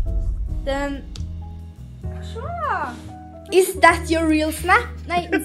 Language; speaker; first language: English; non-native, learner; Norwegian